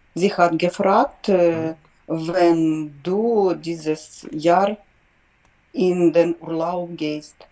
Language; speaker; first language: German; non-native, learner; Ukrainian